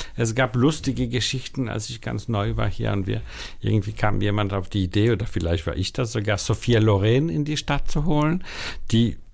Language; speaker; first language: German; non-native, fluent; Danish